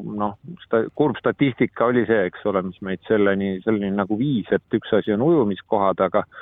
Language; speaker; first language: Estonian; native; Estonian